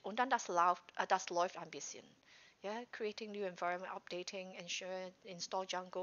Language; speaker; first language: German; non-native, fluent; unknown